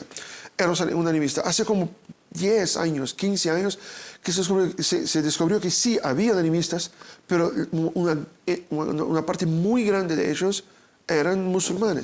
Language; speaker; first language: Spanish; non-native, fluent; Portuguese